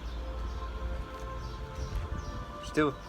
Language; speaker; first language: Romanian; non-native, learner; Bulgarian